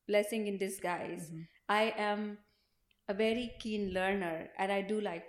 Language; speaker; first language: English; non-native, local second language; Hindi